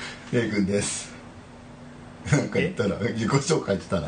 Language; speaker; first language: Japanese; native; Japanese